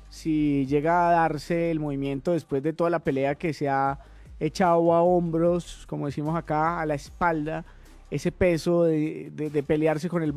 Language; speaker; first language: Spanish; native; Spanish